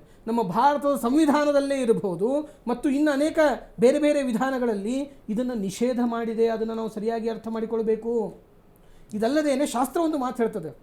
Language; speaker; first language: Kannada; native; Kannada